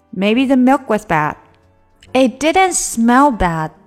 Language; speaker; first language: English; non-native, fluent; Chinese